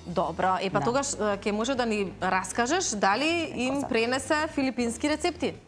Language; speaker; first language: Macedonian; native; Macedonian